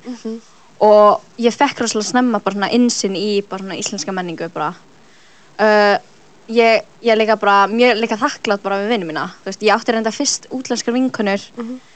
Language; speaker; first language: Icelandic; early bilingual, other home language; Filipino